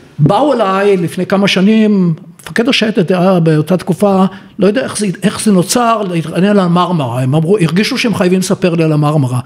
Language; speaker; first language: Hebrew; native; Hebrew